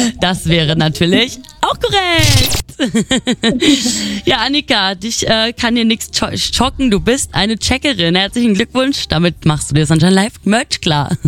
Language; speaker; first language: German; native; German